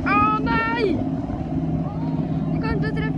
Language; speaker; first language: Norwegian; native; Norwegian